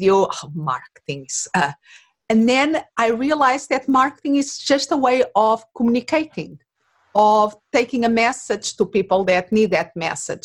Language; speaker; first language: English; non-native, fluent; Portuguese